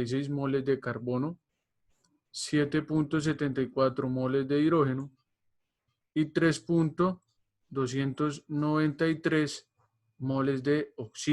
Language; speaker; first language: Spanish; native; Spanish